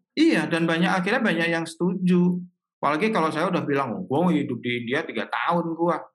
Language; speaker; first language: Indonesian; native; Indonesian